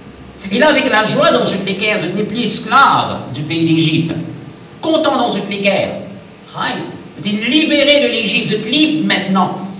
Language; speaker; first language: French; non-native, local second language; Morisyen